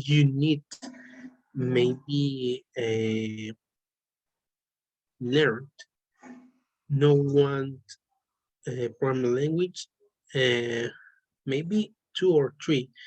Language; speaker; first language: English; non-native, learner; Spanish